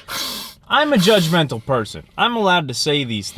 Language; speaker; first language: English; native; English